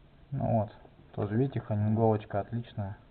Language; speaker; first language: Russian; native; Russian